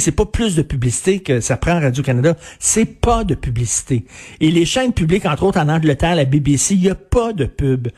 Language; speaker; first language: French; native; French